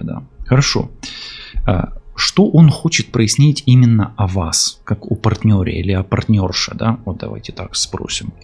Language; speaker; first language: Russian; non-native, local second language; Ukrainian